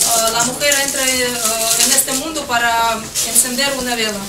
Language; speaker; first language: Spanish; non-native, fluent; Russian